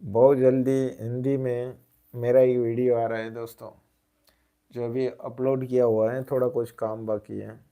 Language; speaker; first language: Hindi; non-native, local second language; Gujarati